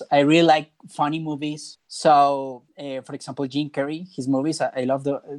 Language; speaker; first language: English; non-native, fluent; Spanish